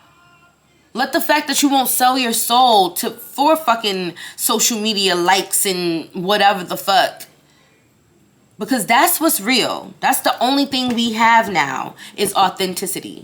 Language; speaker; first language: English; native; English